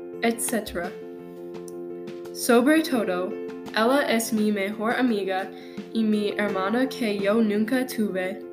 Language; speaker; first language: Spanish; non-native, learner; English